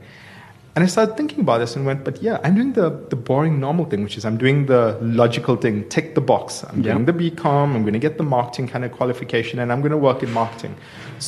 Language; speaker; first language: English; native; English